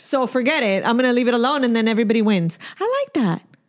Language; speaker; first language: English; early bilingual, other home language; Spanish